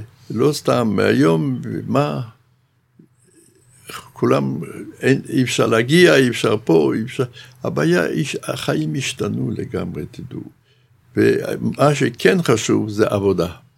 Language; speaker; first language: Hebrew; non-native, fluent; Yiddish